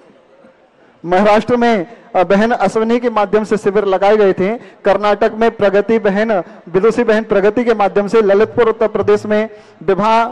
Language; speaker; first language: Hindi; native; Hindi